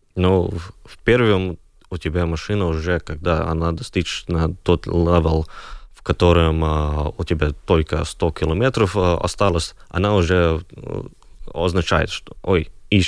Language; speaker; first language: Russian; non-native, local second language; Latvian